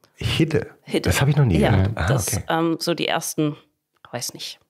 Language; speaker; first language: German; native; German